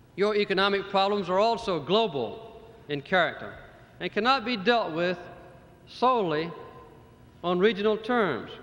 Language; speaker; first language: English; native; English